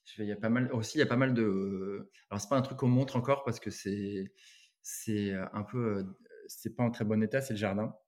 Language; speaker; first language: French; native; French